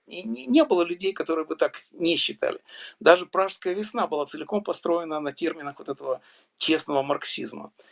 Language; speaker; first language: Russian; native; Russian